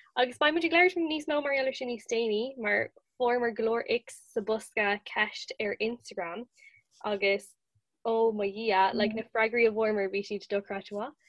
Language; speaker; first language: Irish; non-native, local second language; English